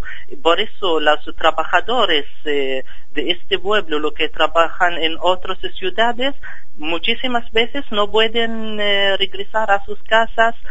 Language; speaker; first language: Spanish; non-native, fluent; Arabic